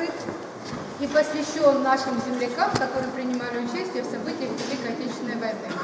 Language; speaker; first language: Russian; native; Russian